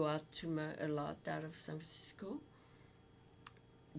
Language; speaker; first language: English; non-native, fluent; French